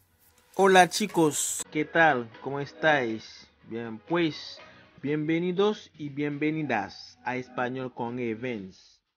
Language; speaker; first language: Spanish; non-native, fluent; Haitian Creole